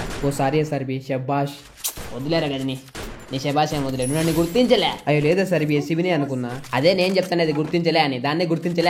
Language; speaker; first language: Telugu; native; Telugu